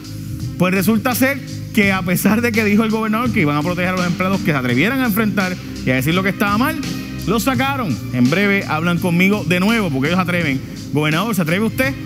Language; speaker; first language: Spanish; native; Spanish